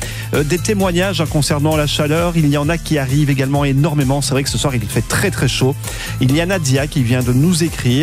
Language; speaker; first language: French; native; French